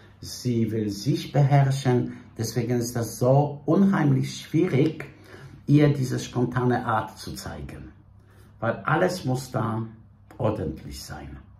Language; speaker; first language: German; non-native, fluent; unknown